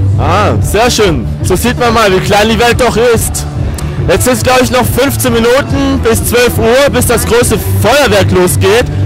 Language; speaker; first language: German; native; German